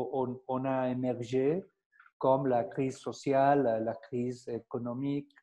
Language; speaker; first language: French; non-native, fluent; Spanish